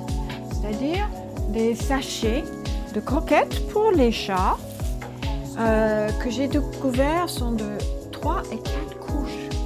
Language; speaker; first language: French; non-native, fluent; English